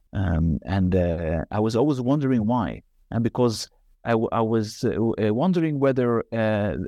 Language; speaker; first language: English; non-native, fluent; Arabic